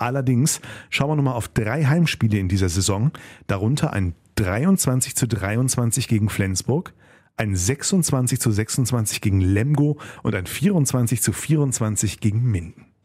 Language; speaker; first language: German; native; German